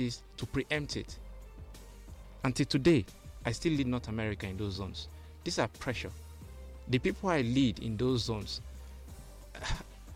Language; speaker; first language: English; non-native, local second language; Igbo